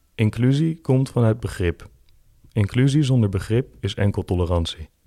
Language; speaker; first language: Dutch; native; Dutch